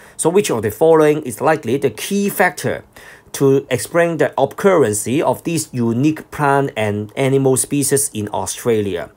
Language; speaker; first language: English; non-native, local second language; Cantonese